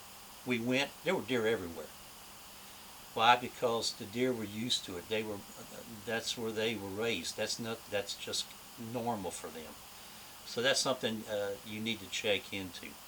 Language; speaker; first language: English; native; English